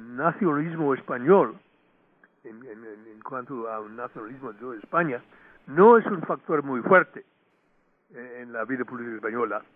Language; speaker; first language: Spanish; non-native, fluent; English